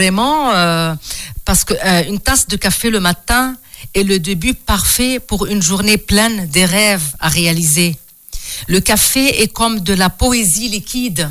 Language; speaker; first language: French; non-native, local second language; Arabic